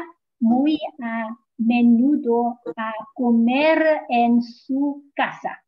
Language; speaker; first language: Spanish; non-native, learner; Chinese